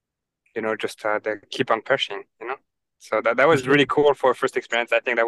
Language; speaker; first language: English; non-native, fluent; French